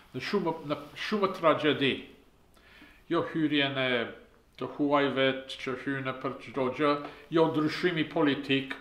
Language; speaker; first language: Albanian; early bilingual, heritage; Albanian